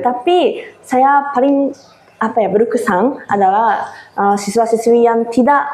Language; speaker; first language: Indonesian; non-native, fluent; Japanese